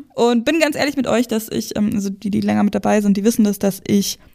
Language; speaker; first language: German; native; German